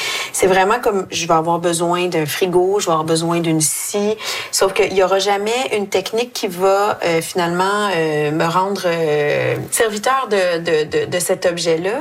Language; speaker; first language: French; native; French